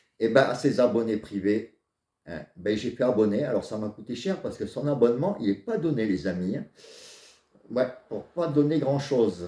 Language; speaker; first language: French; native; French